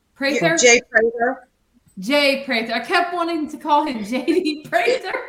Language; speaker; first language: English; native; English